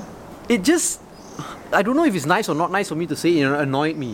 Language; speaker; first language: English; non-native, local second language; Malay